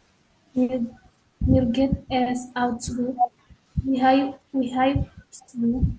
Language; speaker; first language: German; non-native, learner; Indonesian